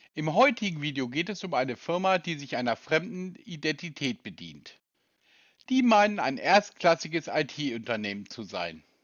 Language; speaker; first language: German; native; German